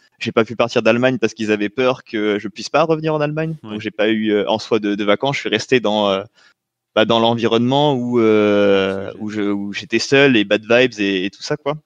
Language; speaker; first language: French; native; French